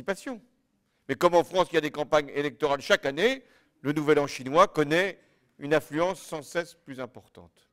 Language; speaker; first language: French; native; French